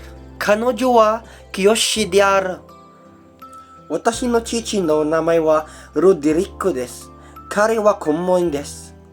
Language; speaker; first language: Japanese; non-native, learner; Hiligaynon